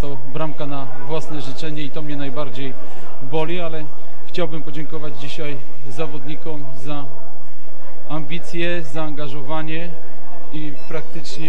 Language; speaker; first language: Polish; native; Polish